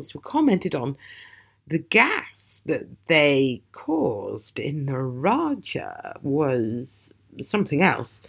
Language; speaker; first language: English; native; English